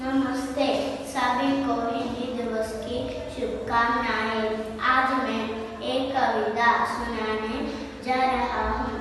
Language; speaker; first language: Hindi; non-native, local second language; Malayalam